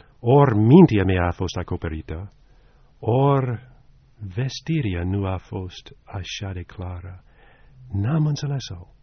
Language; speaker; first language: Romanian; non-native, fluent; English